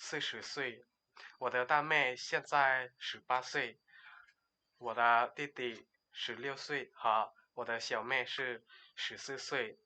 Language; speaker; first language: Chinese; non-native, learner; Lao